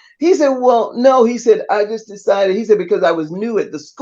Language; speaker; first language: English; native; English